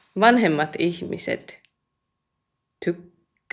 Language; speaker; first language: Finnish; non-native, learner; Japanese